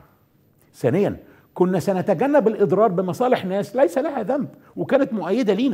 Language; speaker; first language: Arabic; native; Arabic